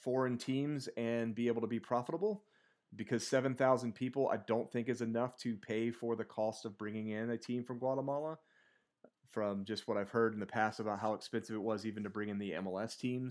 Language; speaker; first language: English; native; English